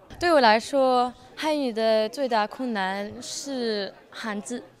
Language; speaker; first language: Chinese; non-native, learner; French